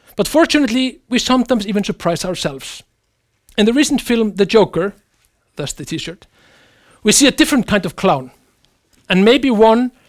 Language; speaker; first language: English; non-native, fluent; Icelandic